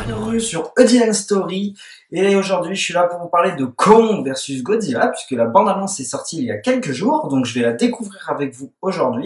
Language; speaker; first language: French; native; French